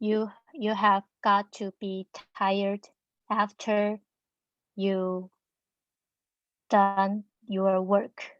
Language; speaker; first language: English; non-native, learner; Chinese